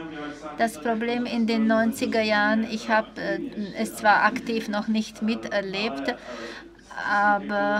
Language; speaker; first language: German; non-native, fluent; Czech